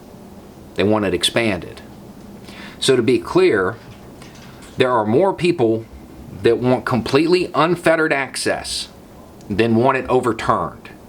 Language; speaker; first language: English; native; English